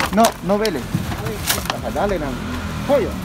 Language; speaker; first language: Spanish; non-native, learner; Filipino